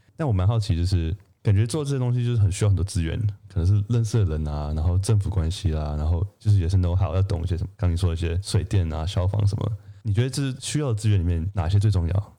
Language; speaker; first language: Chinese; native; Chinese